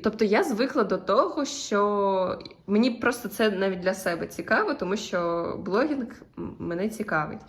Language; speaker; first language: Ukrainian; native; Ukrainian